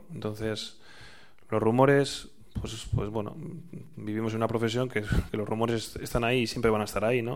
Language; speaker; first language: Spanish; native; Spanish